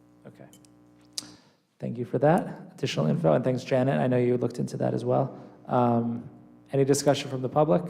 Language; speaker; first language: English; native; English